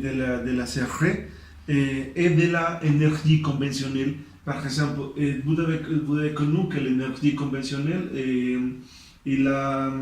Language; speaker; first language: French; non-native, learner; Spanish